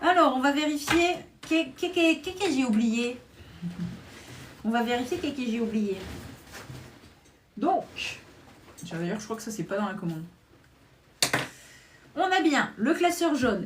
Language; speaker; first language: French; native; French